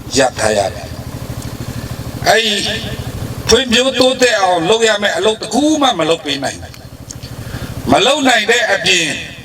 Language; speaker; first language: Burmese; non-native, local second language; Pa'o Karen